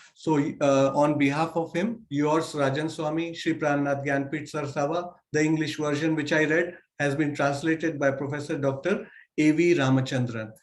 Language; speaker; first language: English; non-native, local second language; Hindi